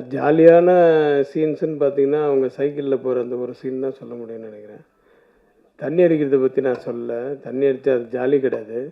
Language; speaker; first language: Tamil; native; Tamil